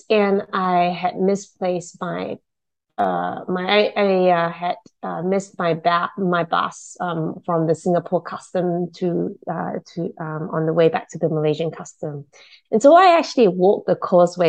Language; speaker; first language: English; non-native, local second language; Chinese